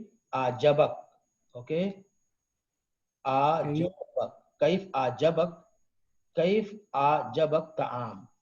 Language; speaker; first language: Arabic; non-native, fluent; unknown